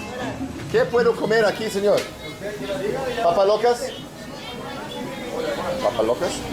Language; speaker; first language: Spanish; non-native, learner; English